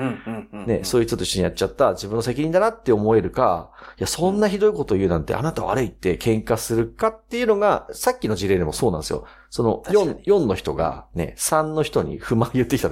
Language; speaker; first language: Japanese; native; Japanese